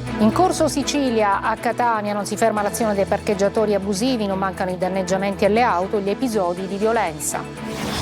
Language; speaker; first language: Italian; native; Italian